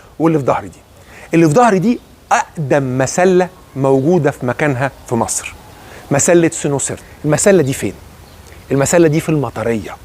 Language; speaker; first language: Arabic; native; Arabic